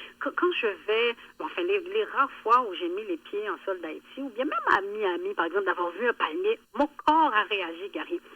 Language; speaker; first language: French; early bilingual, other home language; Haitian Creole